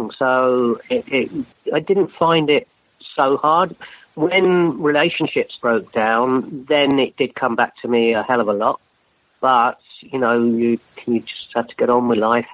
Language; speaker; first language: English; native; English